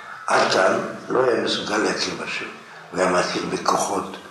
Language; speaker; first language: Hebrew; non-native, fluent; French